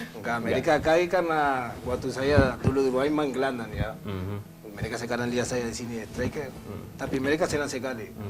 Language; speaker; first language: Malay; non-native, learner; Spanish